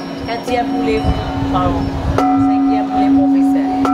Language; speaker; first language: French; non-native, local second language; Burmese